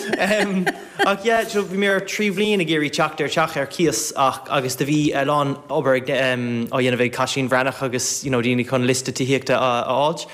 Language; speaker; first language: Irish; non-native, local second language; English